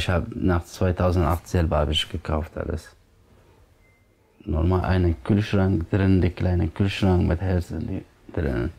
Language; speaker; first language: German; non-native, learner; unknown